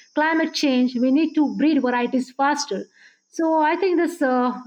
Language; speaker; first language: English; non-native, local second language; Marathi